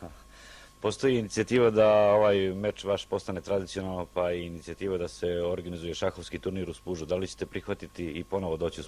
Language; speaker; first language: Bosnian; native; Bosnian